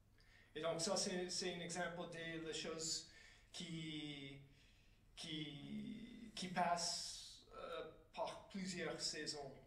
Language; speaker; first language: French; non-native, fluent; English